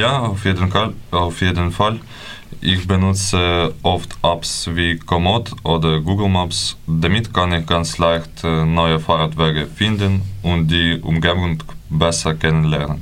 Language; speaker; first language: German; non-native, learner; Ukrainian